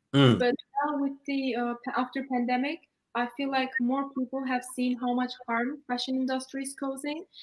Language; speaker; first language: English; non-native, fluent; Turkish